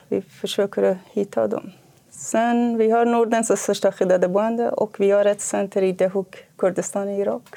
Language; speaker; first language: Swedish; non-native, fluent; Kurdish